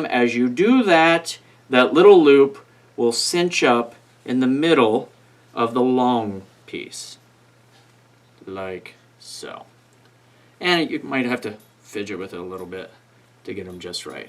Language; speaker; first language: English; native; English